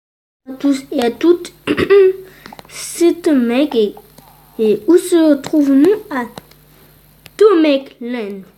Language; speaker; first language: French; early bilingual, other home language; Polish